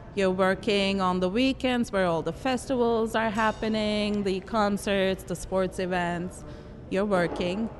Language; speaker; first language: English; non-native, fluent; Turkish